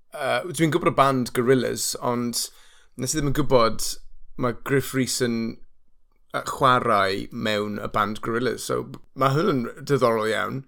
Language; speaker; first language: Welsh; non-native, learner; English